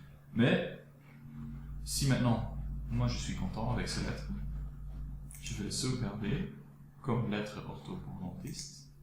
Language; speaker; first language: French; non-native, local second language; Dutch